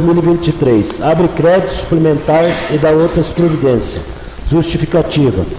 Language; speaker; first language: Portuguese; native; Portuguese